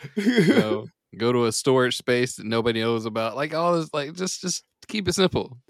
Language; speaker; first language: English; native; English